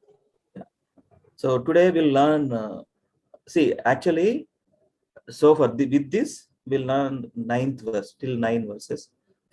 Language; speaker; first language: English; non-native, local second language; Telugu